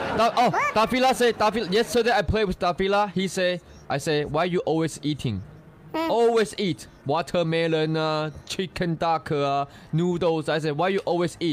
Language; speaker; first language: English; non-native, learner; Chinese